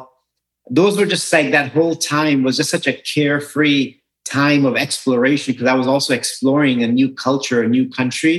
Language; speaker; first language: English; native; English